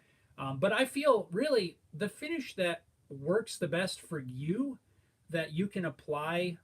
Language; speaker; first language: English; native; English